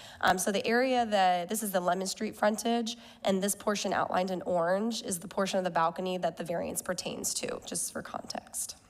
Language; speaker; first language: English; native; English